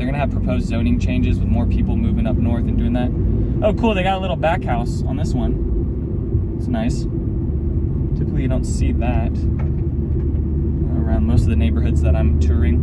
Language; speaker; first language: English; native; English